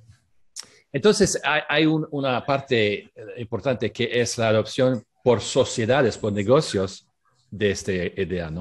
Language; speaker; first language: Spanish; non-native, learner; English